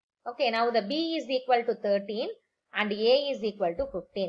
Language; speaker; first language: English; non-native, local second language; Tamil